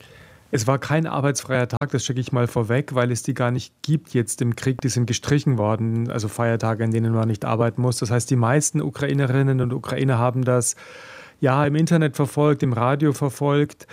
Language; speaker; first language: German; native; German